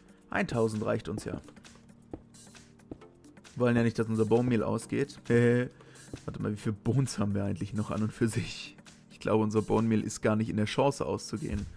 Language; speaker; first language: German; native; German